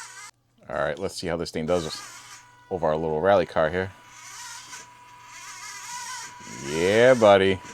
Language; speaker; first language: English; native; English